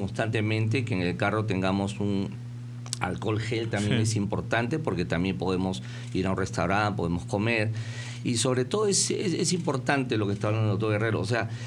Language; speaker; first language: Spanish; native; Spanish